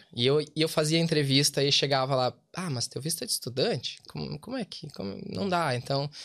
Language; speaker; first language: Portuguese; native; Portuguese